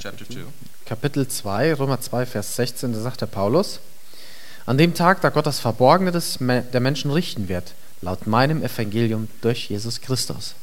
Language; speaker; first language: German; native; German